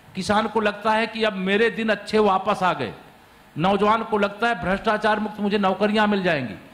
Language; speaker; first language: Hindi; native; Hindi